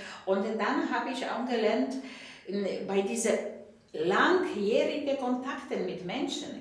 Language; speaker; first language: German; non-native, fluent; Polish